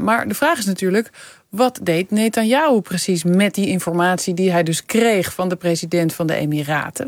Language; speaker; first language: Dutch; native; Dutch